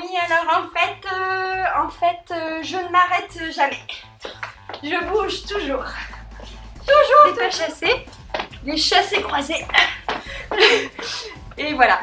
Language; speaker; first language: French; non-native, learner; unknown